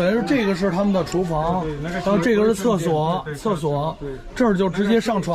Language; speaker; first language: Chinese; native; Chinese